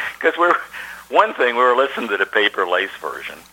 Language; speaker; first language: English; native; English